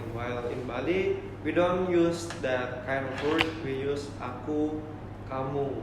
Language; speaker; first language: English; non-native, learner; Indonesian